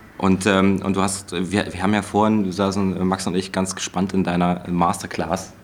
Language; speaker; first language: German; native; German